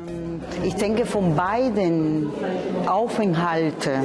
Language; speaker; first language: German; non-native, fluent; Spanish